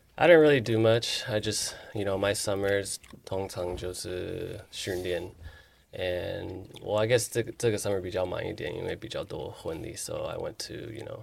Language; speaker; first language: English; early bilingual, other home language; Chinese